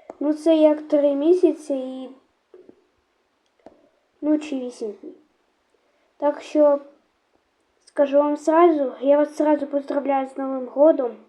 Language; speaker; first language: Ukrainian; non-native, local second language; Russian